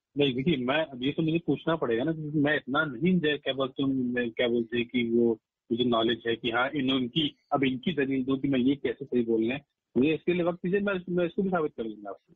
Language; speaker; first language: Urdu; native; Urdu